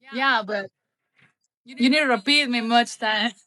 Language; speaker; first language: English; non-native, learner; Spanish